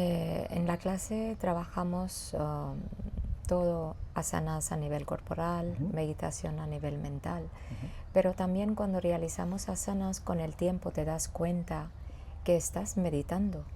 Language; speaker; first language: Spanish; non-native, fluent; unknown